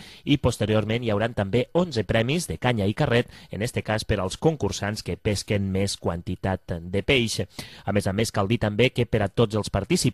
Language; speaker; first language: Catalan; native; Catalan